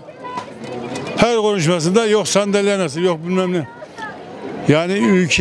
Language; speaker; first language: Turkish; native; Turkish